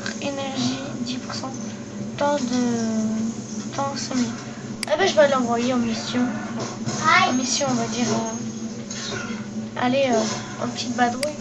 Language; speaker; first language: French; native; French